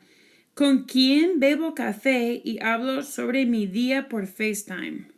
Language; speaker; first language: Spanish; non-native, fluent; English